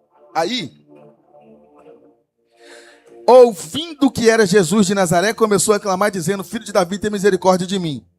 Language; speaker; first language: Portuguese; native; Portuguese